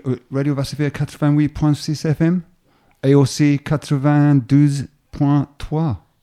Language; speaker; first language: French; non-native, learner; English